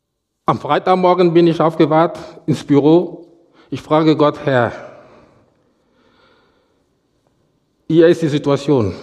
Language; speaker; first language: German; non-native, fluent; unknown